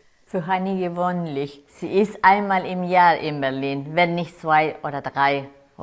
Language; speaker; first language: German; non-native, fluent; Spanish